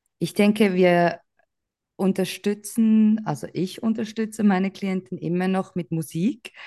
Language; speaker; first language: German; native; German